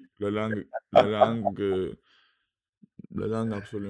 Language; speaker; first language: French; non-native, learner; Russian